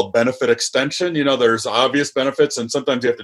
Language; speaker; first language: English; native; English